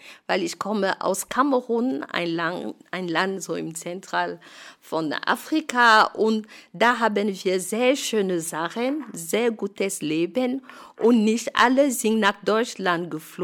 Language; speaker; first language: German; non-native, fluent; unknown